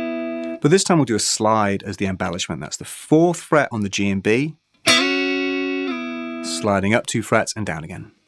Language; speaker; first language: English; native; English